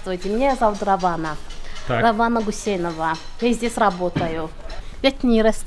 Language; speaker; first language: Russian; non-native, local second language; Azerbaijani